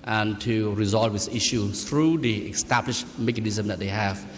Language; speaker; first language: English; non-native, fluent; Khmer